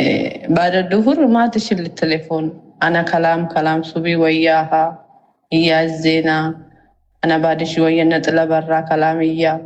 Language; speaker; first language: Arabic; non-native, learner; Amharic